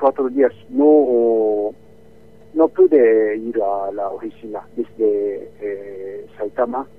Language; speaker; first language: Spanish; non-native, learner; Japanese